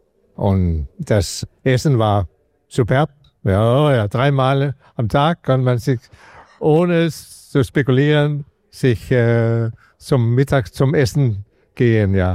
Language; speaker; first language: German; non-native, fluent; Danish